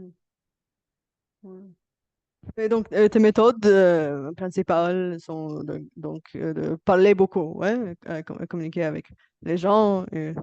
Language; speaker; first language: French; non-native, fluent; Bulgarian